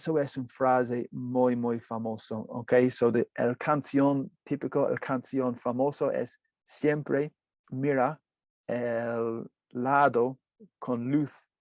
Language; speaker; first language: Spanish; non-native, learner; English